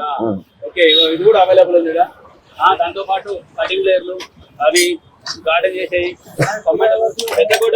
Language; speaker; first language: Telugu; native; Telugu